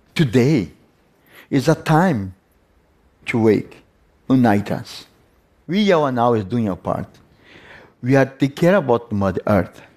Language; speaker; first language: English; non-native, learner; Portuguese